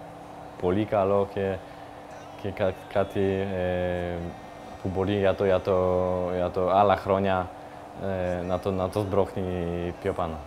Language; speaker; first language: Greek; non-native, learner; Polish